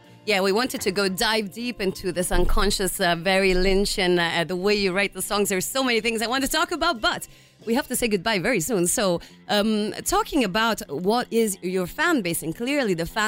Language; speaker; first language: English; non-native, fluent; Italian